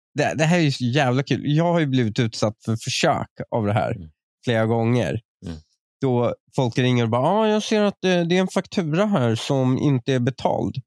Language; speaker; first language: Swedish; native; Swedish